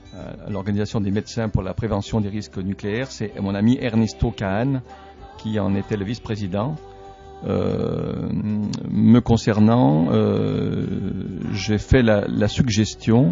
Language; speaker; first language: French; native; French